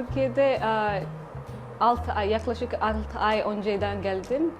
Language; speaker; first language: Turkish; non-native, learner; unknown